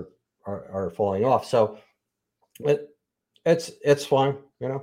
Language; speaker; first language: English; native; English